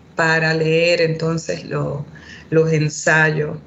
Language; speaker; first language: Spanish; early bilingual, heritage; Spanish